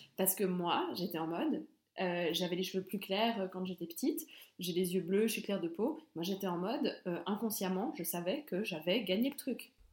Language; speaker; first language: French; native; French